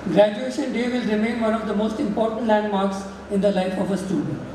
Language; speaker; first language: English; non-native, local second language; Marathi